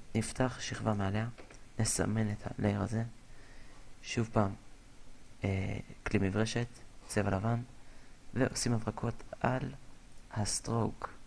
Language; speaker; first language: Hebrew; native; Hebrew